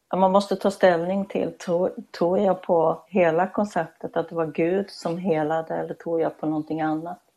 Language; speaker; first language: Swedish; native; Swedish